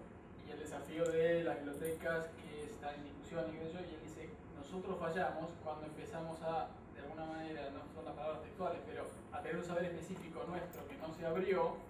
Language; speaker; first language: Spanish; native; Spanish